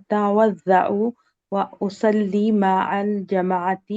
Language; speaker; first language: Arabic; non-native, learner; Urdu